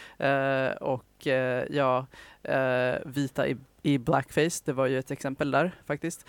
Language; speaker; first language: Swedish; native; Swedish